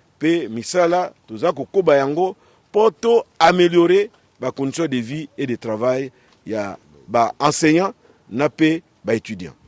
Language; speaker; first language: Lingala; native; Lingala